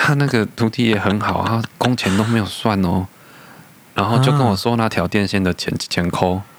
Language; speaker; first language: Chinese; native; Chinese